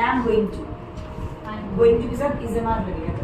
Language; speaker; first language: English; non-native, learner; Hindi